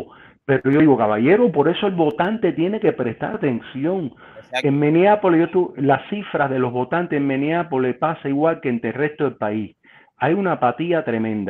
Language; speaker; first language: Spanish; native; Spanish